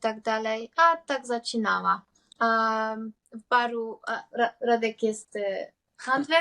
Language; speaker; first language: Polish; non-native, learner; Hungarian